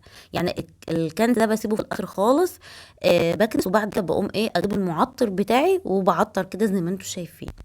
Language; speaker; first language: Arabic; native; Arabic